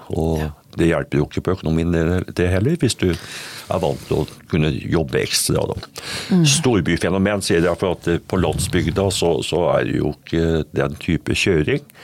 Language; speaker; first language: Norwegian; native; Norwegian